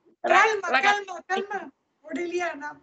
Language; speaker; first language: Italian; non-native, fluent; Spanish